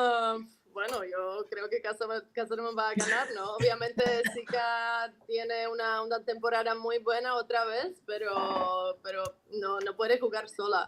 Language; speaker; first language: Spanish; non-native, fluent; Czech